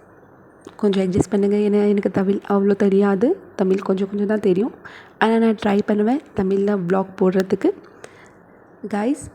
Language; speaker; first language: Tamil; non-native, local second language; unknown